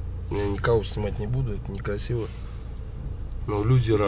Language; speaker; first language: Russian; native; Russian